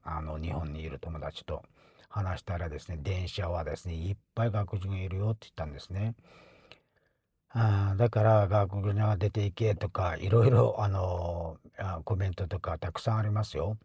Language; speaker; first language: Japanese; non-native, fluent; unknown